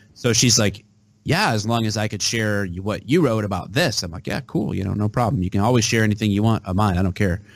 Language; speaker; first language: English; native; English